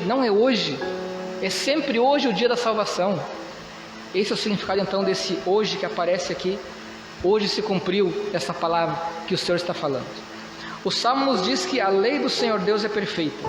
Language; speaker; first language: Portuguese; native; Portuguese